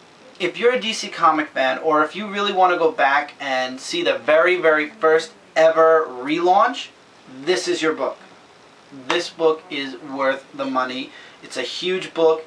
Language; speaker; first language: English; native; English